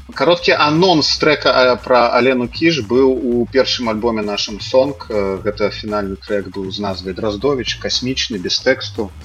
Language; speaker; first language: Belarusian; native; Belarusian